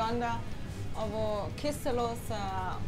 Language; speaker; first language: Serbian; non-native, learner; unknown